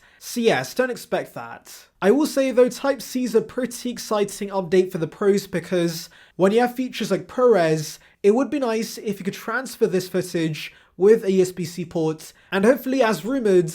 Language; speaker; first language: English; native; English